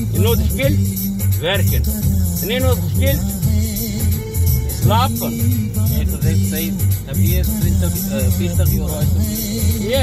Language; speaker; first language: Dutch; non-native, learner; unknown